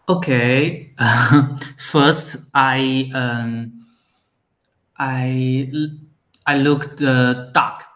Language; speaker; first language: English; non-native, learner; Chinese